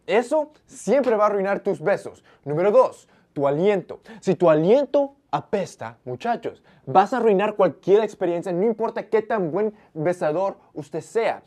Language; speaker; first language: Spanish; early bilingual, heritage; Spanish